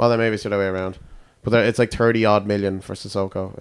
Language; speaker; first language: English; native; English